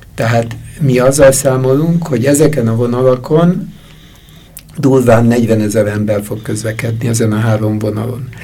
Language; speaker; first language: Hungarian; native; Hungarian